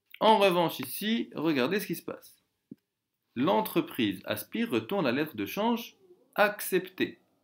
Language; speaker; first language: French; non-native, local second language; Arabic